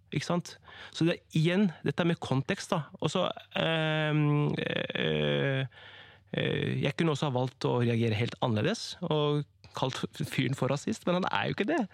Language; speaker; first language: Norwegian; early bilingual, other home language; Kurdish